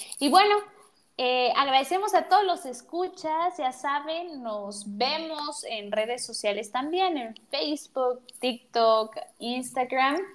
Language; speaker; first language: Spanish; native; Spanish